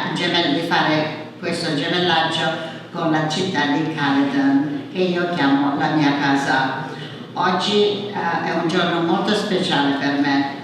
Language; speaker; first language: Italian; early bilingual, heritage; English